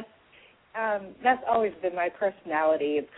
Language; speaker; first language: English; native; English